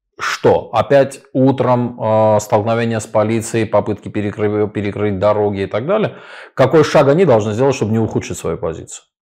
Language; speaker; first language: Russian; non-native, local second language; Armenian